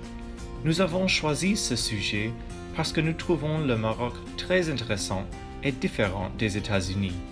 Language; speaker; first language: French; non-native, learner; English